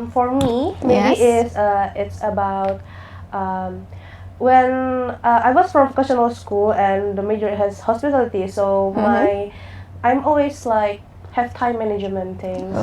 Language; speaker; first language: English; non-native, learner; Indonesian